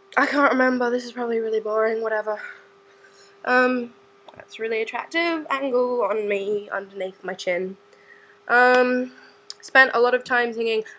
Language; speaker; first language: English; native; English